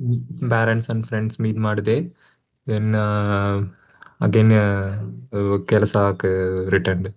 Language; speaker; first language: Kannada; non-native, learner; Tamil